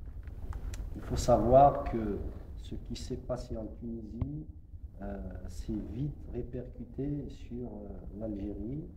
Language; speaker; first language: French; non-native, local second language; Kabyle